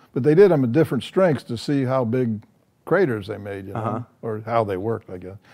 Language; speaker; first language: English; native; English